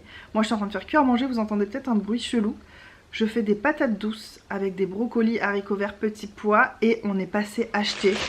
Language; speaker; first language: French; native; French